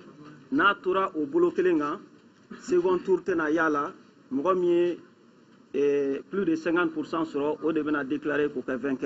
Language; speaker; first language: French; non-native, local second language; Bambara